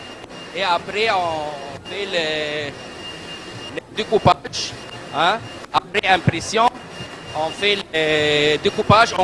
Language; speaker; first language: French; non-native, learner; Arabic